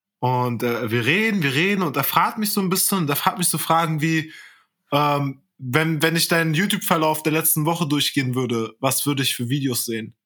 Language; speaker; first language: German; early bilingual, other home language; Turkish